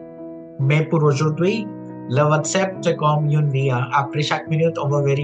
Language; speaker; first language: French; non-native, fluent; Punjabi